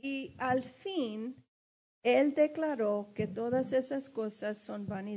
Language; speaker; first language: Spanish; early bilingual, heritage; English